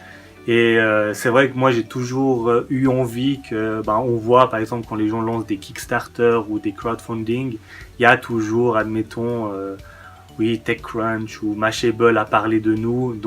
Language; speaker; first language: French; early bilingual, other home language; Persian